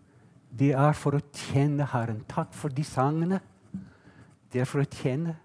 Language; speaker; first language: Norwegian; non-native, fluent; English